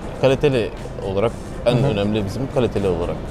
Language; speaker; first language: Turkish; non-native, learner; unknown